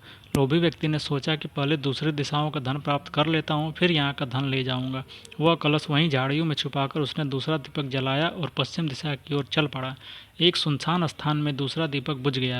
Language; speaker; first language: Hindi; native; Hindi